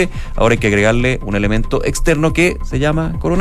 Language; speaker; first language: Spanish; native; Spanish